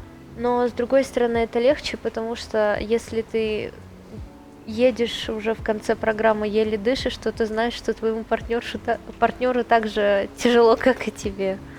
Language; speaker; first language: Russian; native; Russian